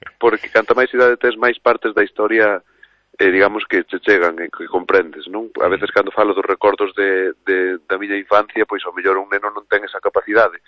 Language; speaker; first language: Galician; non-native, local second language; Spanish